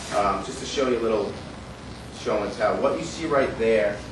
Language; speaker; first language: English; native; English